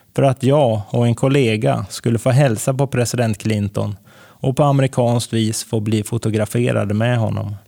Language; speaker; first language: Swedish; native; Swedish